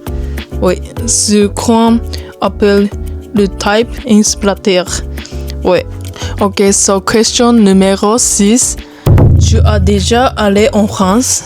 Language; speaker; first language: French; non-native, learner; Japanese